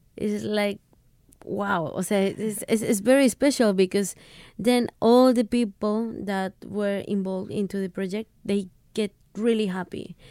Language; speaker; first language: English; non-native, fluent; Spanish